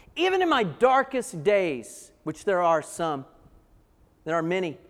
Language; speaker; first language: English; native; English